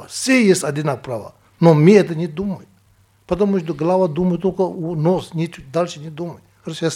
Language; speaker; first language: Russian; non-native, fluent; Tibetan